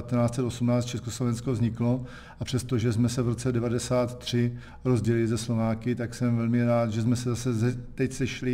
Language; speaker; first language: Czech; native; Czech